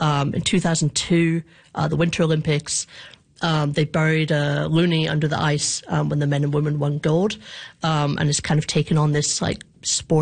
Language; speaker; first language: English; native; English